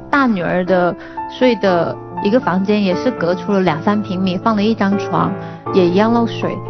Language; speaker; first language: Chinese; non-native, local second language; Hakka Chinese